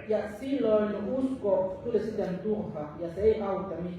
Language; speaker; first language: Finnish; non-native, fluent; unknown